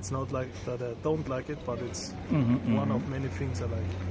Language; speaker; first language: English; non-native, fluent; German